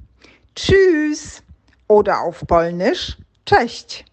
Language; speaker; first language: German; non-native, fluent; Polish